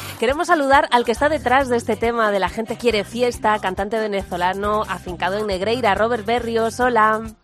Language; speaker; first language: Spanish; native; Spanish